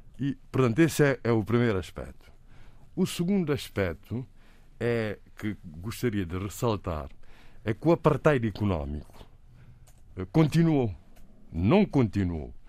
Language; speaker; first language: Portuguese; non-native, local second language; Kabuverdianu